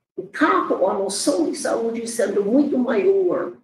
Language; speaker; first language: Portuguese; non-native, fluent; English